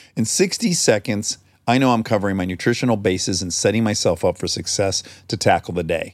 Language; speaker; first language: English; native; English